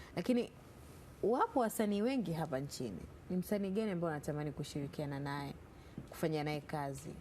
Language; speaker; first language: Swahili; native; Swahili